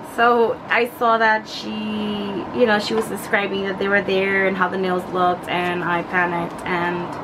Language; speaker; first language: English; native; English